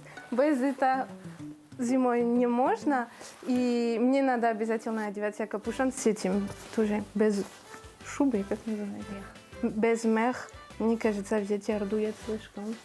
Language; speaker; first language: Russian; non-native, learner; French